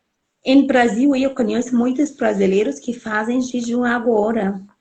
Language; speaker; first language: Portuguese; non-native, fluent; Arabic